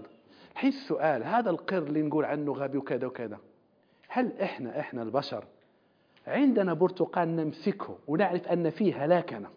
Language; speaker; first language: Arabic; native; Arabic